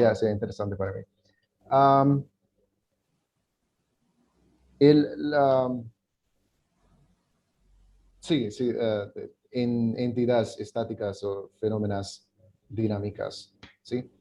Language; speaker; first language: Spanish; non-native, learner; English